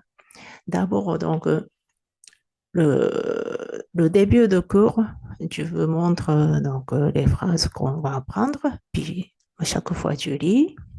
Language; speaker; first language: French; non-native, fluent; Japanese